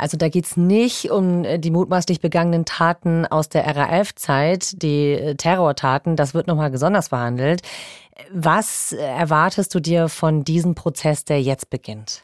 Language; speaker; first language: German; native; German